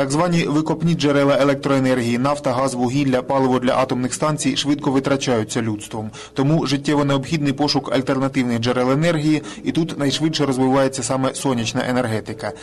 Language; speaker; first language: Ukrainian; native; Ukrainian